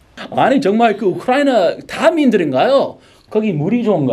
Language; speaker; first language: Korean; native; Korean